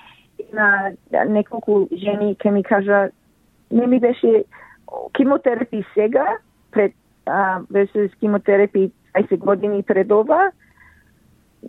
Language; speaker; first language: Macedonian; early bilingual, heritage; Macedonian